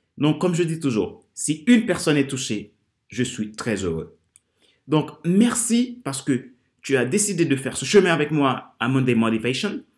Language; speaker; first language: French; non-native, local second language; Haitian Creole